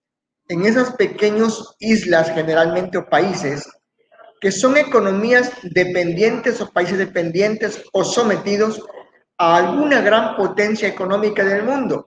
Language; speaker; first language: Spanish; native; Spanish